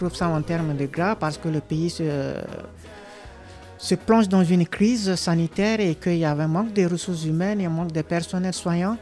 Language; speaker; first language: French; non-native, local second language; Sango